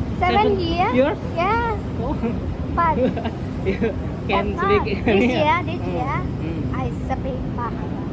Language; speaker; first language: English; non-native, learner; Thai